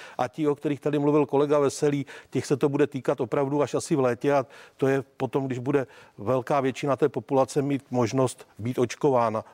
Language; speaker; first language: Czech; native; Czech